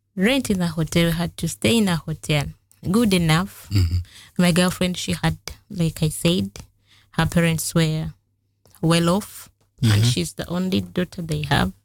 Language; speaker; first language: English; non-native, local second language; Ganda